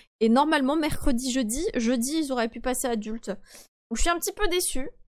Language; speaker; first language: French; early bilingual, other home language; Polish